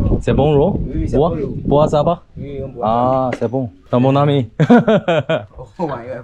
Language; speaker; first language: French; non-native, learner; Korean